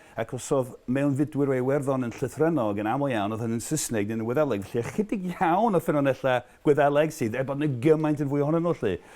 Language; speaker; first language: Welsh; non-native, fluent; English